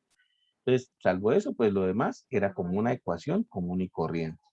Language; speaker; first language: Spanish; native; Spanish